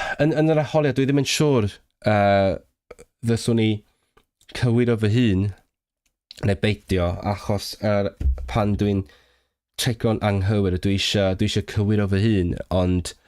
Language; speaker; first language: Welsh; non-native, fluent; Cantonese